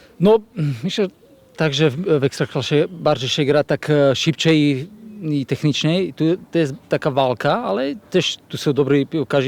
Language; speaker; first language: Polish; non-native, learner; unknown